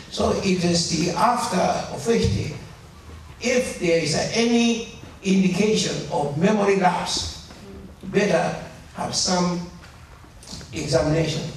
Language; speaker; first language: English; non-native, fluent; Min Nan Chinese